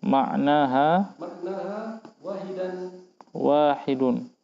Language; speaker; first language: Arabic; non-native, fluent; Indonesian